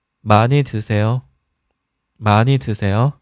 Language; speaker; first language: Korean; non-native, fluent; Chinese